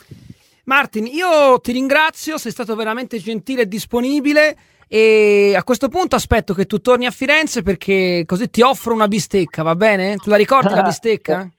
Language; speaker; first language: Italian; native; Italian